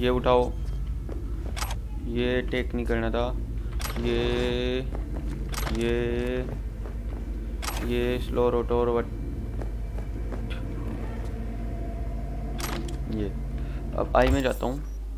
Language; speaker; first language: Hindi; native; Hindi